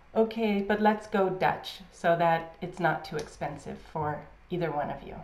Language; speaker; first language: English; native; English